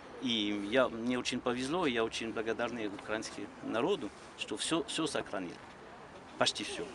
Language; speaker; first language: Russian; non-native, learner; French